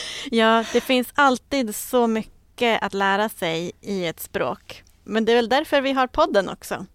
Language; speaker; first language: Swedish; native; Swedish